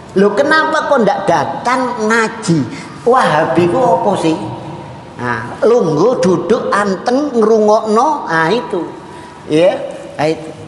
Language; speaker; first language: Indonesian; native; Indonesian